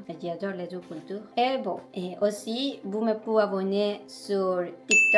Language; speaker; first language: French; non-native, learner; Spanish